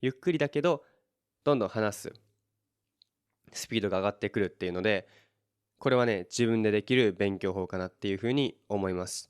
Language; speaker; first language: Japanese; native; Japanese